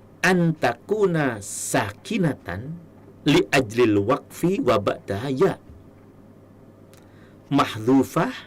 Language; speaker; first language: Arabic; non-native, fluent; Indonesian